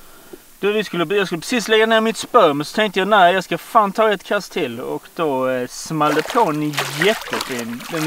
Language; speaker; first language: Swedish; native; Swedish